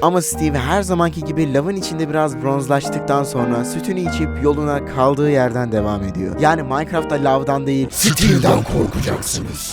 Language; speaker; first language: Turkish; native; Turkish